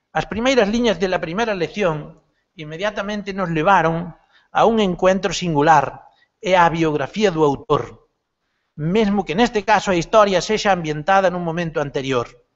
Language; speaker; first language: Galician; native; Galician